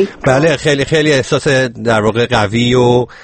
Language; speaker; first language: Persian; native; Persian